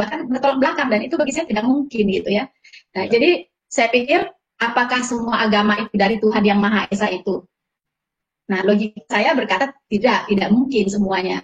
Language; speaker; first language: Indonesian; non-native, local second language; Minangkabau